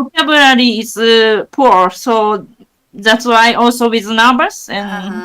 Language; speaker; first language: English; non-native, learner; Japanese